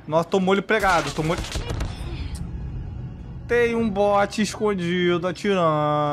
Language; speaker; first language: Portuguese; native; Portuguese